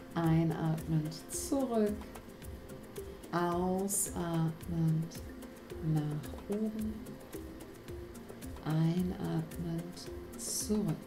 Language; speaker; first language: German; native; German